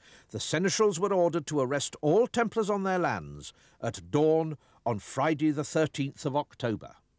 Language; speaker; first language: English; native; English